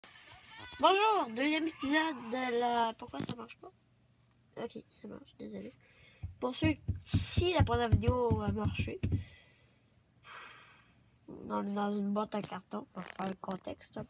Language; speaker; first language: French; native; French